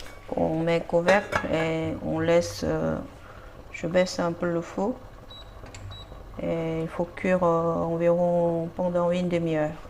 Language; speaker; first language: French; non-native, fluent; Korean